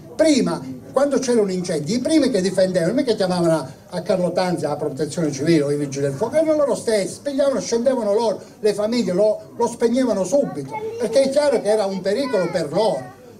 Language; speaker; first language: Italian; native; Italian